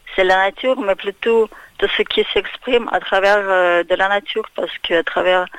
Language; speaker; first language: French; non-native, fluent; Russian